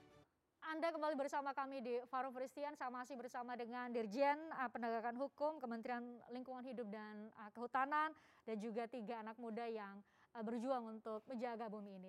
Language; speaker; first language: Indonesian; native; Indonesian